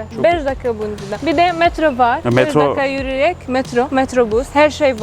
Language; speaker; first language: Turkish; non-native, learner; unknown